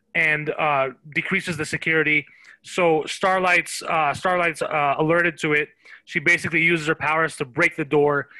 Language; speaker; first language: English; non-native, local second language; Filipino